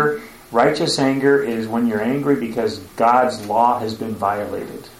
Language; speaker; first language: English; native; English